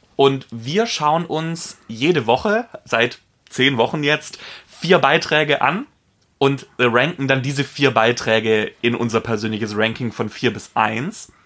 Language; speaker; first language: German; non-native, fluent; Polish